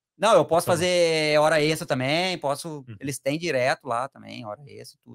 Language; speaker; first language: Portuguese; native; Portuguese